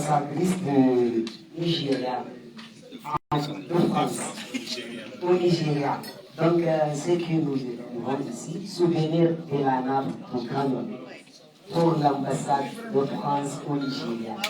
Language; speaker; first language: French; non-native, fluent; Hausa